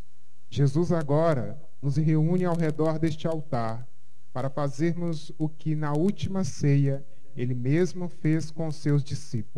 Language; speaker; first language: Portuguese; native; Portuguese